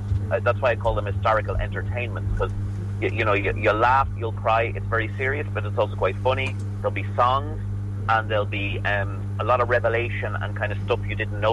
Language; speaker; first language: English; native; English